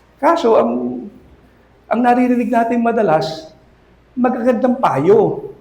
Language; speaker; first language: Filipino; native; Filipino